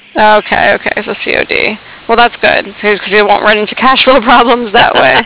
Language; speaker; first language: English; native; English